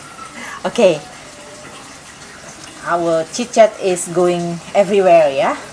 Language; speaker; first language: English; non-native, local second language; Indonesian